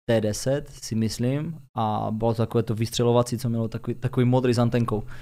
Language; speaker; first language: Czech; native; Czech